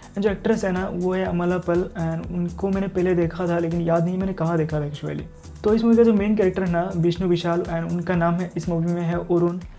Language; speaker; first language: Hindi; non-native, local second language; Assamese